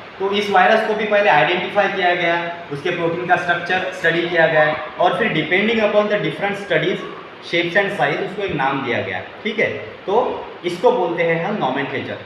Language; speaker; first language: Hindi; non-native, local second language; Marathi